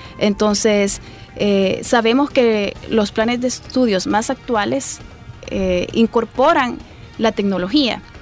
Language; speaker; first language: Spanish; native; Spanish